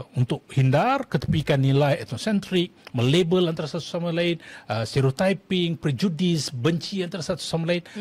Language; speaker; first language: Malay; non-native, local second language; Tamil